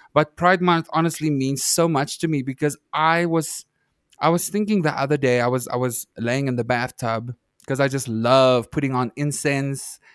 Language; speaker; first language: English; non-native, local second language; Afrikaans